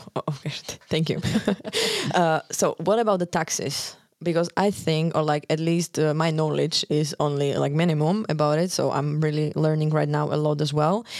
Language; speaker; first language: English; non-native, fluent; Slovak